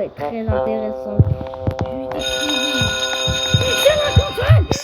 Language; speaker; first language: French; native; French